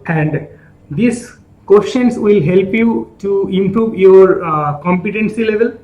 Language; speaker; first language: English; non-native, local second language; Bangla